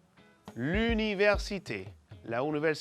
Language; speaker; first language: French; non-native, fluent; Spanish